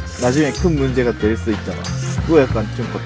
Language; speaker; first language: Korean; non-native, fluent; Japanese